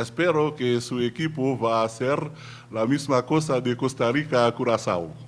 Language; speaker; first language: Spanish; non-native, learner; Haitian Creole